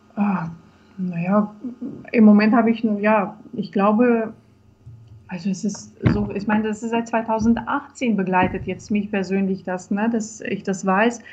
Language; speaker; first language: German; native; German